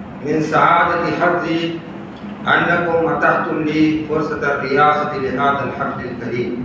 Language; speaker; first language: Arabic; non-native, fluent; Urdu